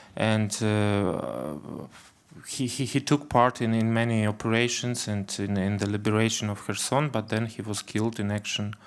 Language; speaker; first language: English; non-native, fluent; Ukrainian